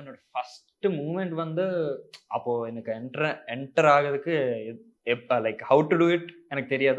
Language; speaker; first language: Tamil; non-native, learner; Telugu